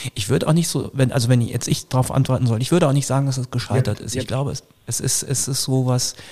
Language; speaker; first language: German; native; German